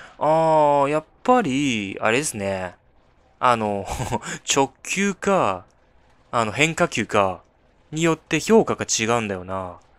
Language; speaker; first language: Japanese; non-native, fluent; Chinese